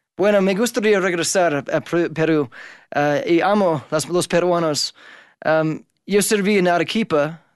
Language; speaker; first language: Spanish; non-native, fluent; English